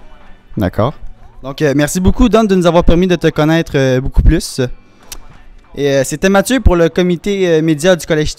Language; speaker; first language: French; native; French